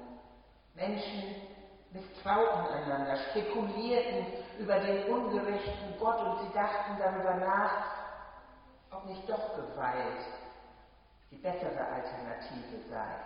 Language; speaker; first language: German; native; German